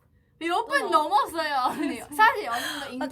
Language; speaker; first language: Korean; non-native, learner; Chinese